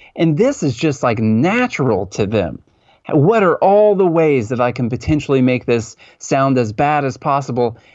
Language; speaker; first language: English; native; English